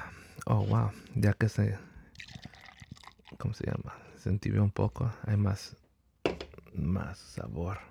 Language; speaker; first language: Spanish; early bilingual, heritage; Spanish